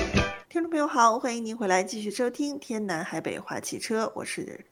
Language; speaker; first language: Chinese; native; Chinese